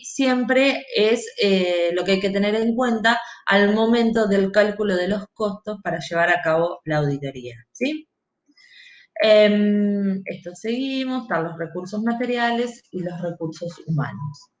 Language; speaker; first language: Spanish; native; Spanish